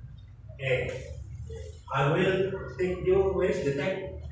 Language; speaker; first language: English; non-native, learner; Indonesian